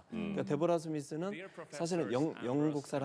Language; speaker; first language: Korean; native; Korean